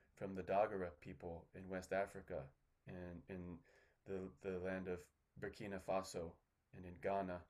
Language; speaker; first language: English; native; English